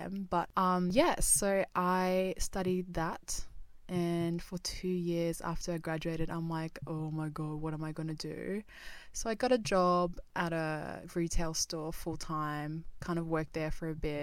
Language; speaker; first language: English; non-native, fluent; Japanese